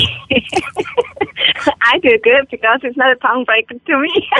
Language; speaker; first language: English; non-native, fluent; Swiss German